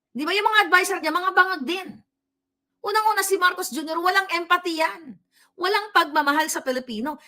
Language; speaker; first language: Filipino; non-native, local second language; Cebuano